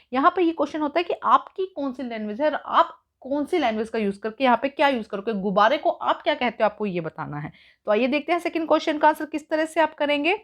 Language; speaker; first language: Hindi; native; Hindi